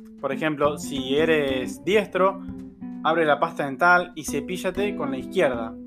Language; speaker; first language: Spanish; native; Spanish